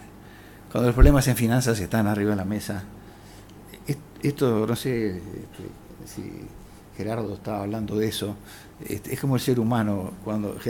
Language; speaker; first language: Spanish; native; Spanish